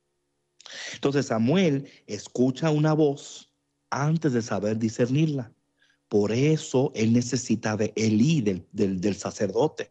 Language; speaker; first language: Spanish; native; Spanish